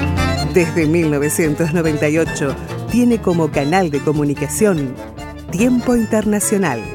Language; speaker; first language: Spanish; native; Spanish